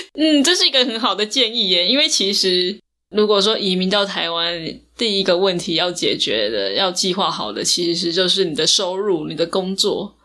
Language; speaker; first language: Chinese; native; Chinese